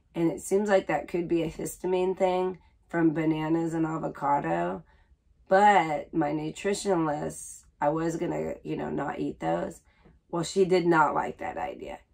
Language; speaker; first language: English; native; English